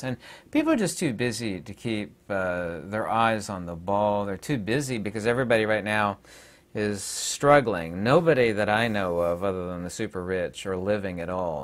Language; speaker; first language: English; native; English